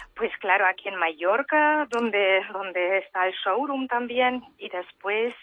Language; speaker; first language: Spanish; early bilingual, heritage; German